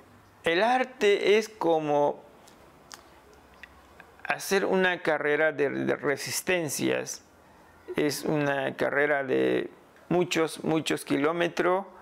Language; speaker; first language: Spanish; non-native, local second language; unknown